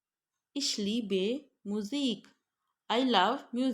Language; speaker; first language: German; non-native, fluent; Urdu